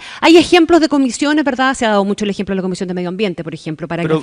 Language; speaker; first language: Spanish; native; Spanish